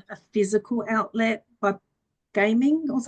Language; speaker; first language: English; early bilingual, other home language; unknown